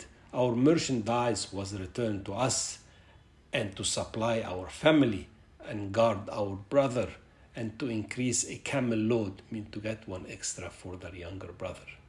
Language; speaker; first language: English; non-native, fluent; Arabic